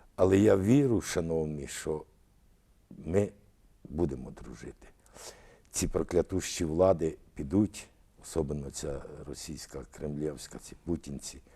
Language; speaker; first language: Ukrainian; early bilingual, other home language; Russian